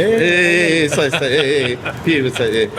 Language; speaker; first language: Arabic; non-native, learner; Korean